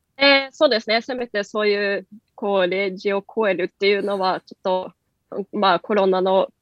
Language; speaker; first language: Japanese; non-native, fluent; Norwegian